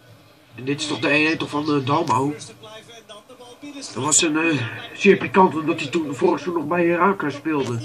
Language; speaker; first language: Dutch; native; Dutch